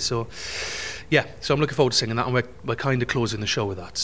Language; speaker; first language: English; native; English